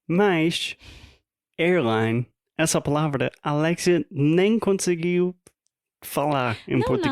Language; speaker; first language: Portuguese; non-native, fluent; English